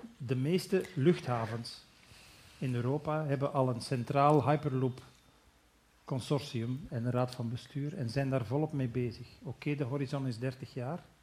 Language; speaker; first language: Dutch; native; Dutch